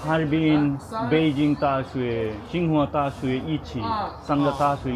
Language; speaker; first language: Chinese; non-native, learner; Bangla